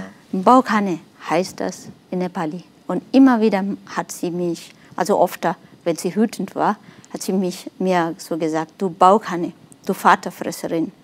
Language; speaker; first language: German; non-native, fluent; Nepali